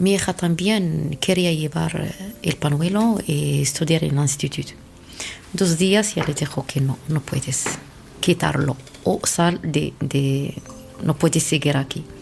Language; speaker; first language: Spanish; non-native, learner; Arabic